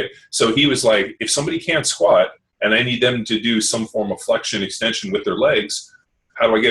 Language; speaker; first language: English; native; English